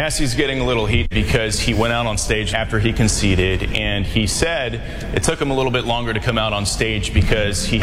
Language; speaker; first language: English; native; English